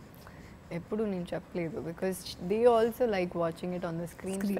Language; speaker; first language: Telugu; non-native, fluent; Malayalam